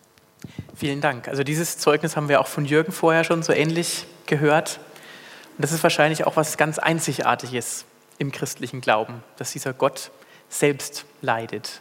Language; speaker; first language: German; native; German